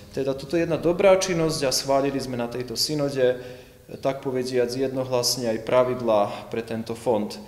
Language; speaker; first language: Slovak; native; Slovak